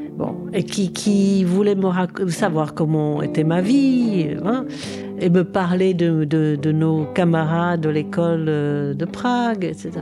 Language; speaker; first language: French; early bilingual, other home language; Czech